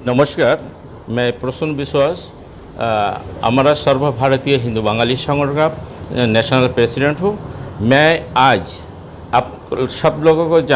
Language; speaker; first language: Hindi; non-native, local second language; Bangla